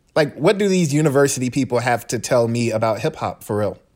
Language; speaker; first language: English; native; English